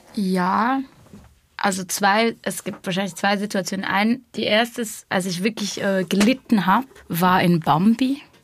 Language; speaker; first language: German; non-native, fluent; English